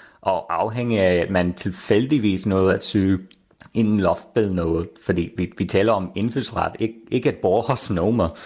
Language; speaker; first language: Danish; non-native, fluent; English